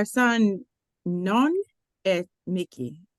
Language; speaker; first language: French; non-native, learner; English